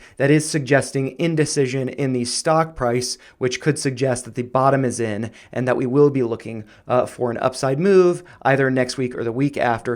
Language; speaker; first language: English; native; English